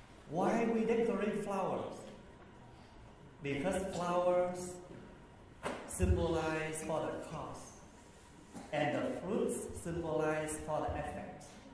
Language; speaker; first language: English; early bilingual, other home language; Vietnamese